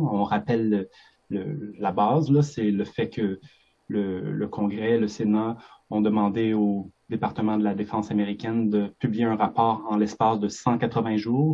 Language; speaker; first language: French; native; French